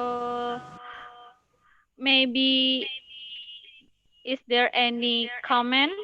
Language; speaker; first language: English; non-native, local second language; Indonesian